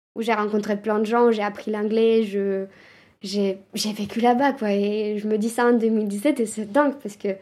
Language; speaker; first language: French; early bilingual, other home language; Romanian